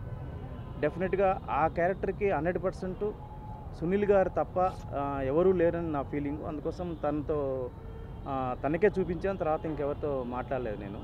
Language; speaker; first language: Telugu; native; Telugu